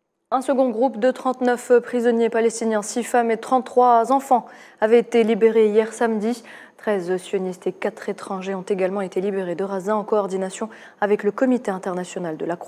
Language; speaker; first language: French; non-native, local second language; Arabic